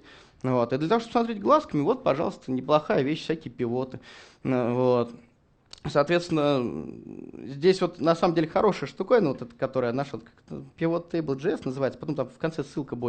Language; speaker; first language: Russian; native; Russian